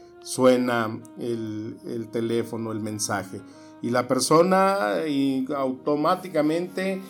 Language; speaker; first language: Spanish; native; Spanish